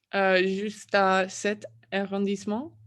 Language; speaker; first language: French; non-native, learner; English